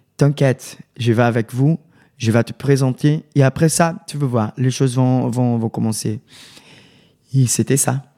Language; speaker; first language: French; non-native, learner; Portuguese